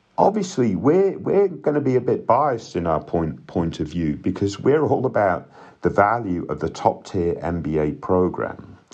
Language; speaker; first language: English; native; English